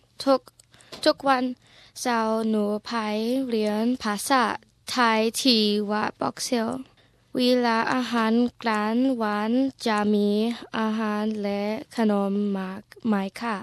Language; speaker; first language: Thai; early bilingual, heritage; Thai